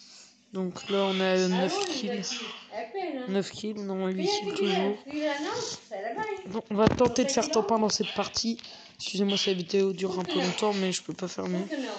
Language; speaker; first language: French; native; French